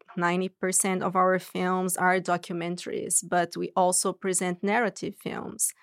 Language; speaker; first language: English; non-native, fluent; Portuguese